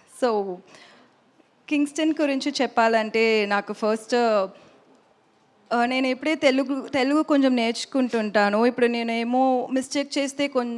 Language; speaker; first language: Telugu; non-native, local second language; Tamil